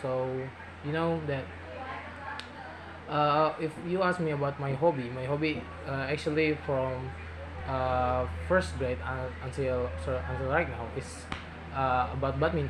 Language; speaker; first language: English; non-native, learner; Indonesian